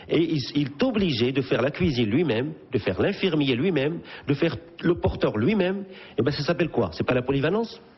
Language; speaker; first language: French; non-native, local second language; Arabic